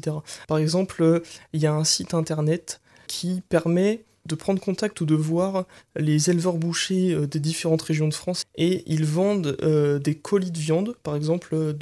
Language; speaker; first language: French; native; French